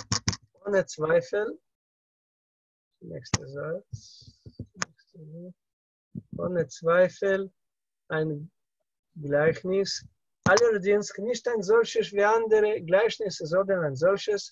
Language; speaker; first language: German; non-native, learner; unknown